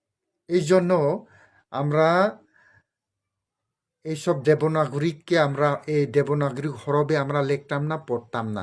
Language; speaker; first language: Bangla; non-native, local second language; Kok Borok